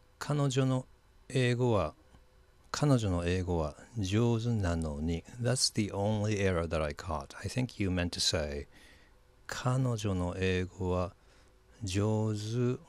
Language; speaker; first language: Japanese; non-native, fluent; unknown